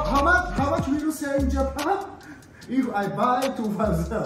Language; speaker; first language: English; non-native, learner; Japanese